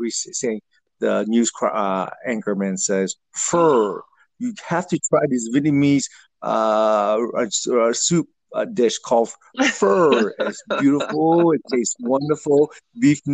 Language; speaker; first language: English; early bilingual, other home language; Vietnamese